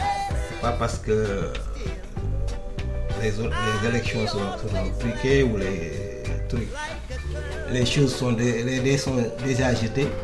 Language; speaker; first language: French; non-native, local second language; Wolof